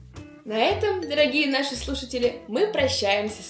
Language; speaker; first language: Russian; native; Russian